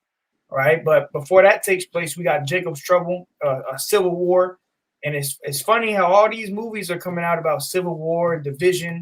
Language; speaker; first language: English; native; English